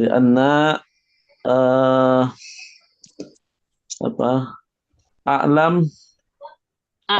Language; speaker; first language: Arabic; non-native, learner; Indonesian